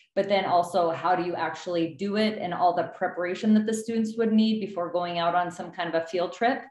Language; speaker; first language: English; native; English